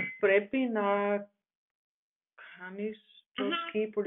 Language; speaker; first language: Greek; non-native, learner; German